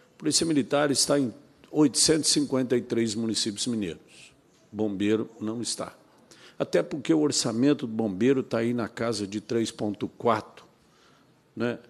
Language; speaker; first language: Portuguese; native; Portuguese